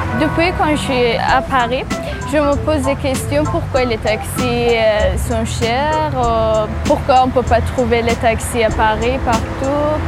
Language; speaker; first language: French; non-native, learner; Persian